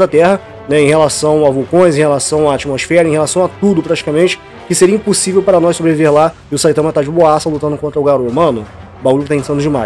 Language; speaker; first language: Portuguese; native; Portuguese